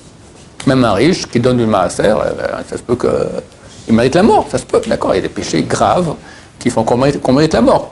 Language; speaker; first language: French; native; French